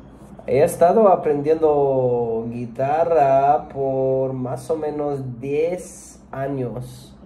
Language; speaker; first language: Spanish; non-native, learner; English